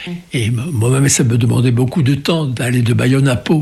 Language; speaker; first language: French; native; French